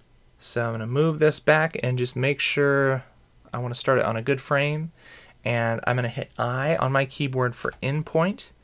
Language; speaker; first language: English; native; English